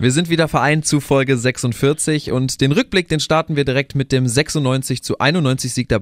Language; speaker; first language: German; native; German